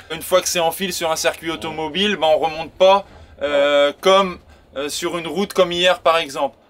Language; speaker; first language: French; native; French